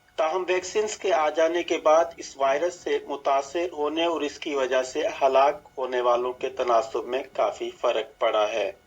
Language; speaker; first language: Urdu; native; Urdu